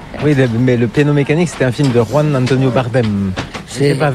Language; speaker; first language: French; native; French